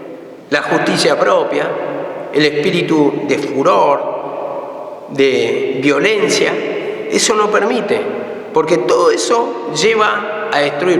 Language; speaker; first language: Spanish; native; Spanish